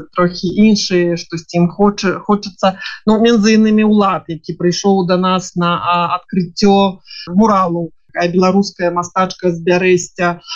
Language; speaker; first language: Belarusian; non-native, local second language; Russian